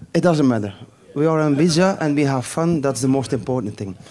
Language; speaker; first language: English; non-native, fluent; Dutch